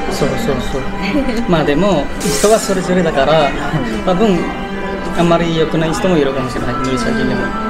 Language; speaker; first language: Japanese; non-native, fluent; Indonesian